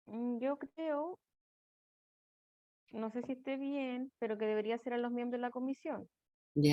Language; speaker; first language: Spanish; native; Spanish